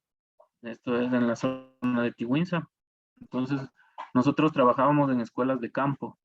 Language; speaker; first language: Spanish; native; Spanish